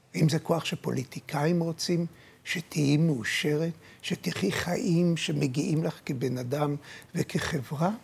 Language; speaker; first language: Hebrew; native; Hebrew